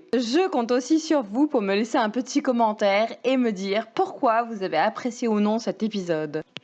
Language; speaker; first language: French; native; French